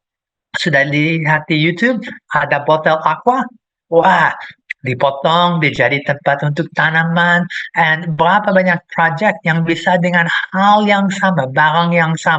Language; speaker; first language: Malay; non-native, fluent; English